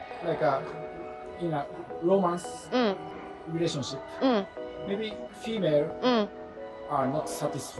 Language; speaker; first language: English; non-native, fluent; Japanese